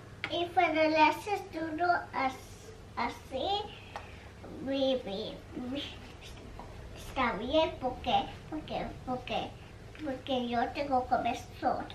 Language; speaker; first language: Spanish; early bilingual, heritage; Spanish